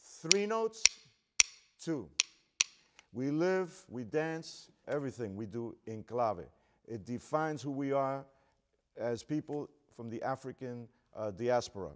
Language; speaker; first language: English; native; English